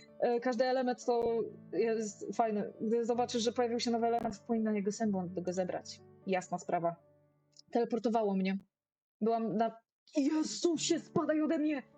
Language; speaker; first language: Polish; native; Polish